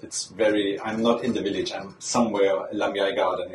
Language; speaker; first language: English; non-native, fluent; German